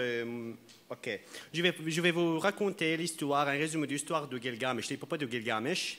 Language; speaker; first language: French; non-native, fluent; Arabic